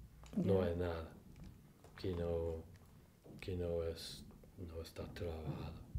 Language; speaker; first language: Spanish; non-native, fluent; English